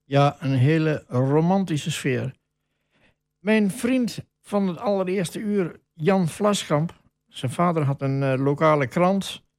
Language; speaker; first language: Dutch; native; Dutch